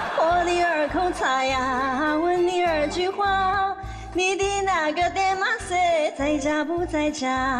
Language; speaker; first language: Chinese; native; Chinese